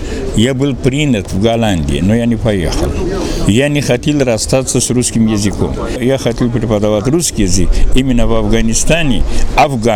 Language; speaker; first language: Russian; non-native, fluent; Pashto